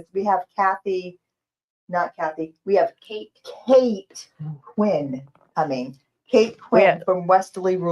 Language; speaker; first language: English; native; English